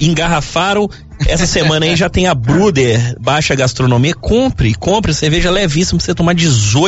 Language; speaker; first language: Portuguese; native; Portuguese